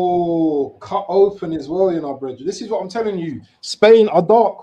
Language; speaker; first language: English; native; English